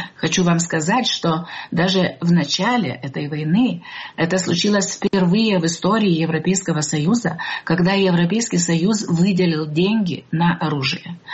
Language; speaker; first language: Russian; non-native, local second language; Lithuanian